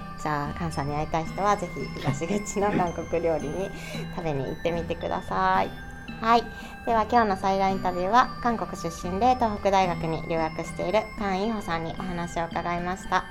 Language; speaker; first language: Japanese; native; Japanese